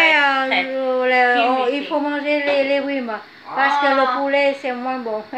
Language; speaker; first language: French; non-native, fluent; Vietnamese